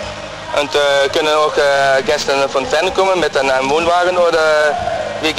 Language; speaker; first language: German; non-native, learner; Dutch